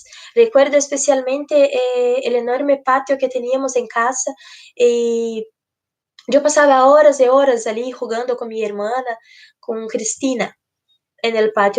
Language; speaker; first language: Spanish; non-native, fluent; Portuguese